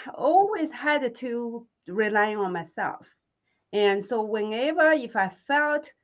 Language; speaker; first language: English; non-native, fluent; Chinese